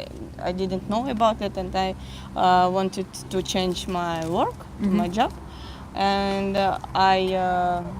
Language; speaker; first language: English; non-native, fluent; Russian